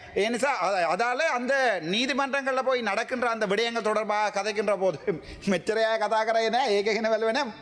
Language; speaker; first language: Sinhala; non-native, local second language; Tamil